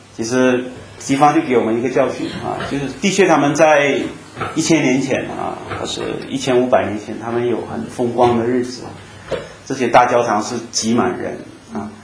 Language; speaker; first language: Chinese; native; Chinese